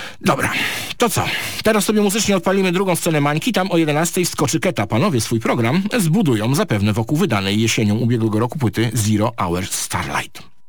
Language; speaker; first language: Polish; native; Polish